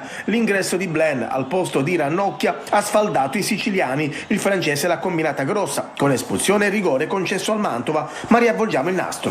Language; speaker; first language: Italian; native; Italian